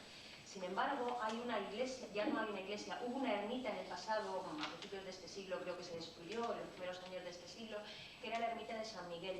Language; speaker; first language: Spanish; native; Spanish